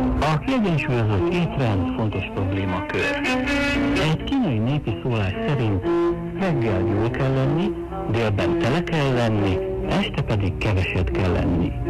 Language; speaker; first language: Hungarian; non-native, fluent; Chinese